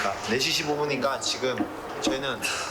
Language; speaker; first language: Korean; native; Korean